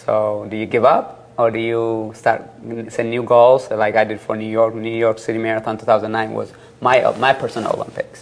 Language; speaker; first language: English; early bilingual, other home language; Tigrinya